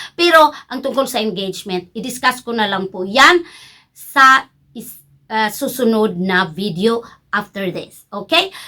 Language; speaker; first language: Filipino; non-native, local second language; Cebuano